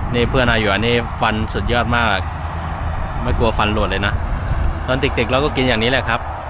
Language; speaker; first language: Thai; non-native, fluent; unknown